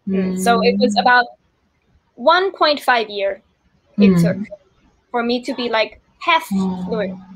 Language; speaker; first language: English; non-native, fluent; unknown